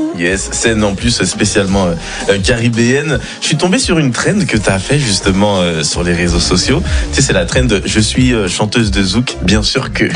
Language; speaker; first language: French; native; French